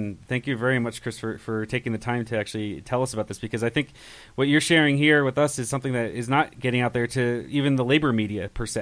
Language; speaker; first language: English; native; English